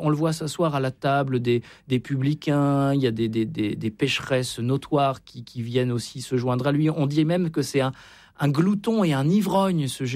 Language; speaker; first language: French; native; French